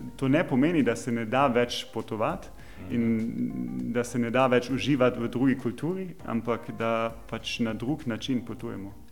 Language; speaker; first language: Slovenian; non-native, fluent; German